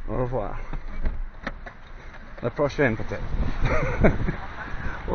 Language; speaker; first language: French; non-native, learner; English